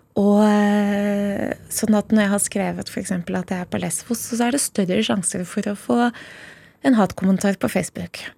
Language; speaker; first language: Norwegian; native; Norwegian